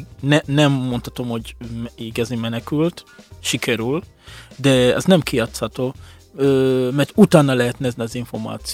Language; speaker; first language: Hungarian; non-native, fluent; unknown